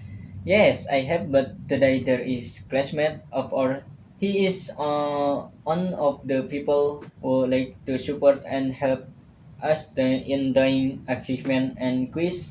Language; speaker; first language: English; non-native, learner; Indonesian